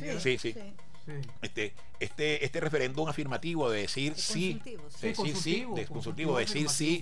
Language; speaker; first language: Spanish; native; Spanish